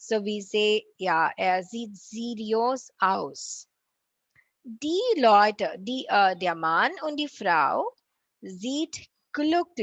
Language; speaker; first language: German; non-native, learner; Tamil